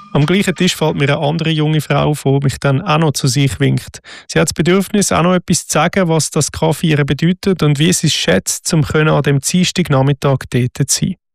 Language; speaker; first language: German; native; German